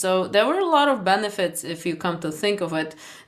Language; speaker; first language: English; non-native, fluent; Ukrainian